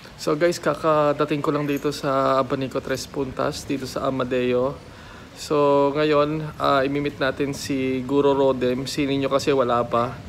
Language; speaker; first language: Filipino; native; Filipino